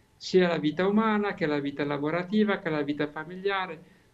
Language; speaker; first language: Italian; native; Italian